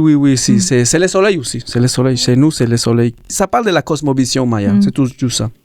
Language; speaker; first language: French; non-native, learner; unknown